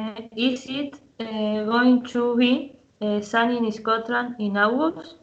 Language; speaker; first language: English; non-native, learner; Spanish